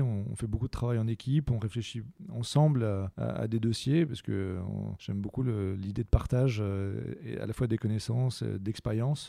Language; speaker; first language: French; native; French